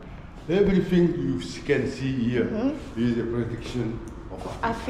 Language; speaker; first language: English; non-native, learner; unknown